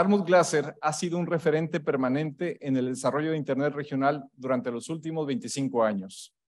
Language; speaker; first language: Spanish; native; Spanish